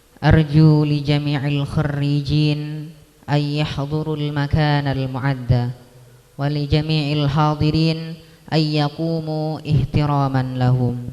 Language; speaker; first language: Arabic; non-native, learner; Indonesian